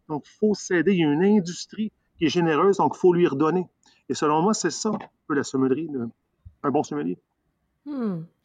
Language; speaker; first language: French; native; French